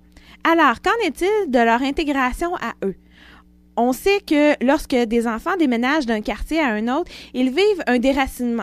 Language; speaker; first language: French; native; French